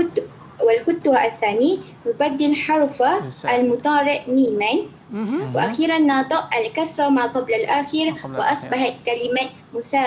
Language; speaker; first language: Arabic; non-native, learner; Malay